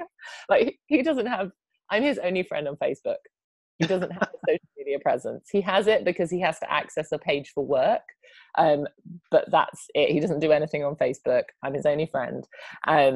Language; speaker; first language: English; native; English